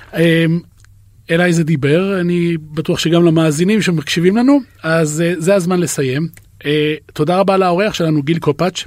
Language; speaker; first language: Hebrew; native; Hebrew